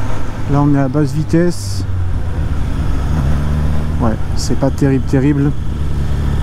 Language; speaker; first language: French; native; French